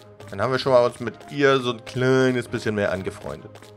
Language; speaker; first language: German; native; German